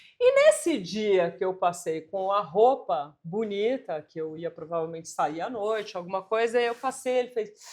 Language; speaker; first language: Portuguese; native; Portuguese